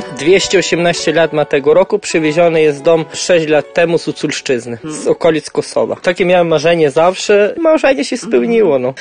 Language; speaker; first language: Polish; early bilingual, heritage; Polish